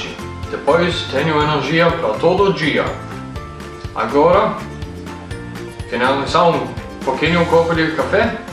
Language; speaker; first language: Portuguese; non-native, learner; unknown